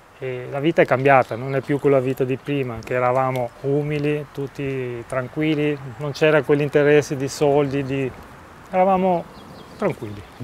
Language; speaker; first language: Italian; non-native, fluent; Albanian